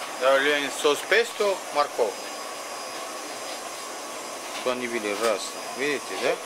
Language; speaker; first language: Russian; non-native, learner; Spanish